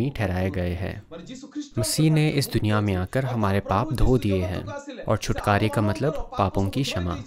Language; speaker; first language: Hindi; non-native, local second language; Odia